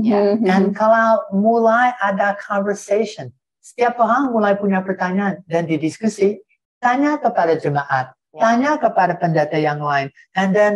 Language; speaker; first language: Indonesian; non-native, fluent; English